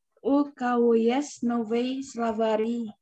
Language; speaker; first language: Russian; non-native, learner; Indonesian